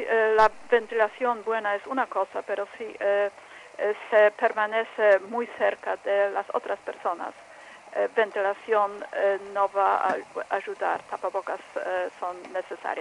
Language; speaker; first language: Spanish; non-native, fluent; Polish